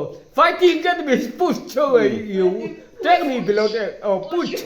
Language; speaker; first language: English; non-native, learner; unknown